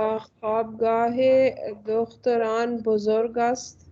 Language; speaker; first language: Persian; non-native, learner; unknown